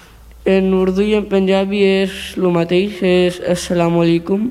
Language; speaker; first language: Catalan; early bilingual, other home language; Punjabi